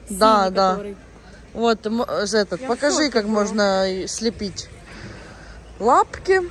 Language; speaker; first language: Russian; non-native, local second language; Ukrainian